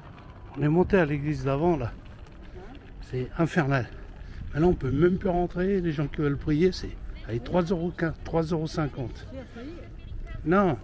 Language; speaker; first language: French; early bilingual, other home language; Portuguese